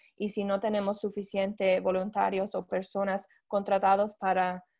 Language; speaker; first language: Spanish; non-native, fluent; English